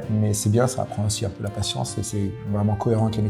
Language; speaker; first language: French; native; French